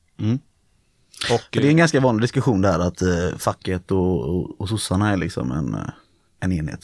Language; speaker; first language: Swedish; native; Swedish